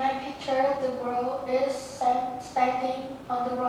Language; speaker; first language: English; non-native, learner; Vietnamese